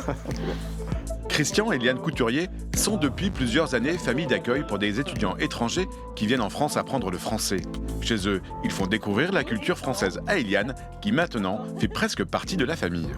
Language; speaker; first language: French; native; French